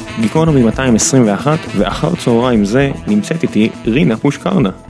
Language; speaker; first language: Hebrew; native; Hebrew